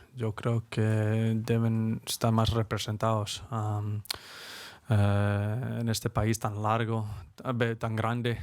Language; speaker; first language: Spanish; early bilingual, heritage; Spanish